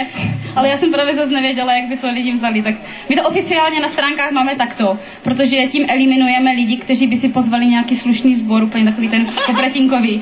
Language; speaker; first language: Czech; native; Czech